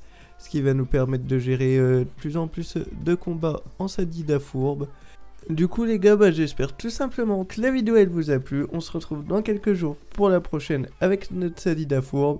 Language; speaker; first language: French; native; French